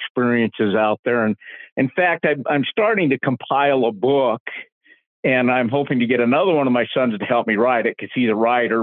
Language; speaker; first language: English; native; English